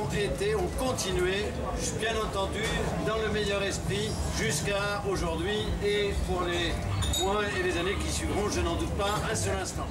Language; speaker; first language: French; native; French